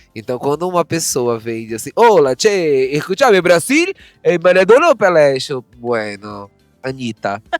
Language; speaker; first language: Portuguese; native; Portuguese